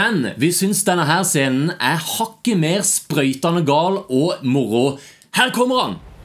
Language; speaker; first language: Norwegian; native; Norwegian